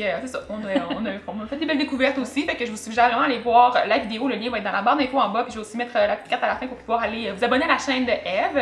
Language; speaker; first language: French; native; French